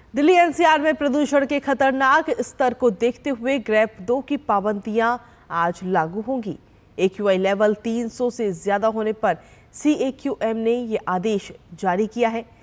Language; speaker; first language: Hindi; native; Hindi